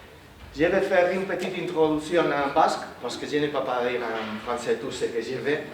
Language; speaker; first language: French; non-native, learner; Spanish